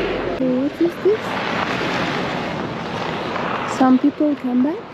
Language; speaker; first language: English; non-native, learner; Turkmen